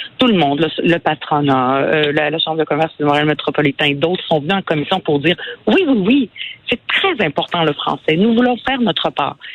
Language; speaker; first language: French; early bilingual, other home language; Arabic